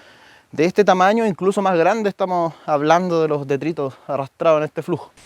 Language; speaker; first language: Spanish; native; Spanish